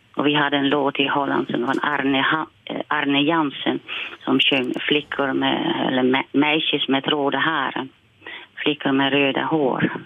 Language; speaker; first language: Swedish; non-native, fluent; Dutch